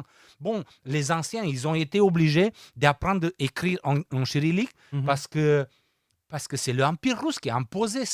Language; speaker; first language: French; non-native, fluent; Romanian